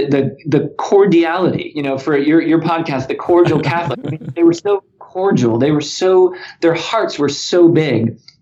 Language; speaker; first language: English; native; English